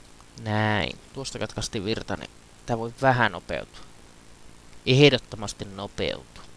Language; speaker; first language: Finnish; native; Finnish